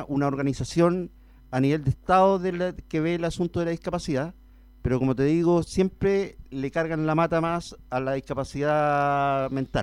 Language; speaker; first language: Spanish; native; Spanish